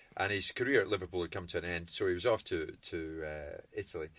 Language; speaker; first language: English; native; English